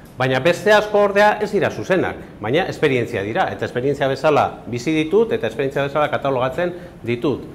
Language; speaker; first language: Basque; native; Basque